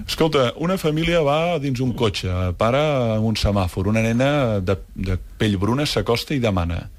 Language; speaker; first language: Catalan; native; Catalan